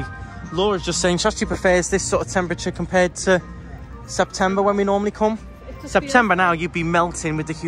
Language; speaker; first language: English; native; English